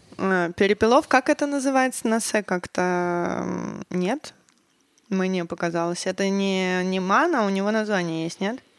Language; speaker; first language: Russian; native; Russian